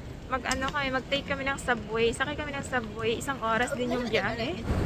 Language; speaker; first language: Filipino; native; Filipino